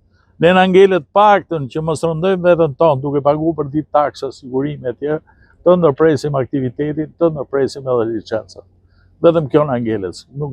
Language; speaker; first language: Albanian; native; Albanian